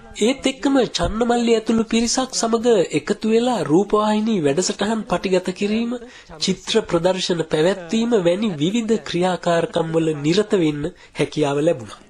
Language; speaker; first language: Sinhala; native; Sinhala